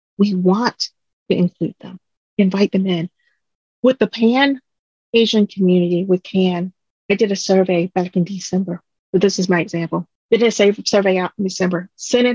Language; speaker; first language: English; early bilingual, other home language; Vietnamese